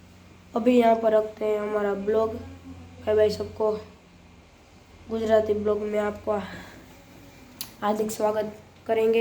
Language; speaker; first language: Hindi; non-native, local second language; Gujarati